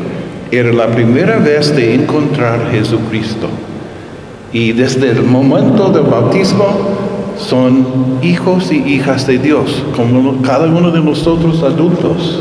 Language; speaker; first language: Spanish; non-native, fluent; English